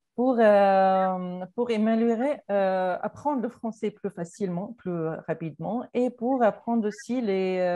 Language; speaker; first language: French; non-native, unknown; Arabic